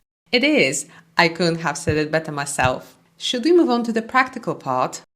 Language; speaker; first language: English; non-native, fluent; Polish